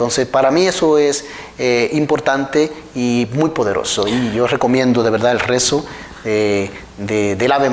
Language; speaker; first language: Spanish; native; Spanish